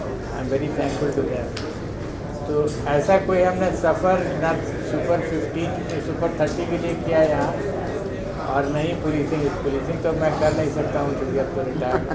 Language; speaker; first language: Hindi; native; Hindi